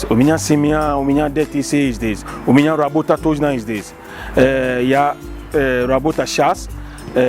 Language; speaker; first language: Russian; non-native, learner; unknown